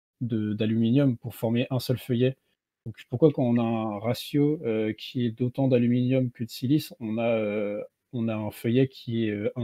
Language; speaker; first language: French; native; French